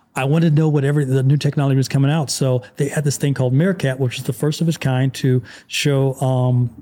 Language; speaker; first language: English; native; English